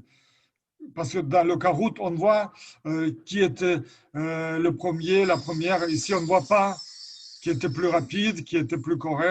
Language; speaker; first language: French; non-native, fluent; Lithuanian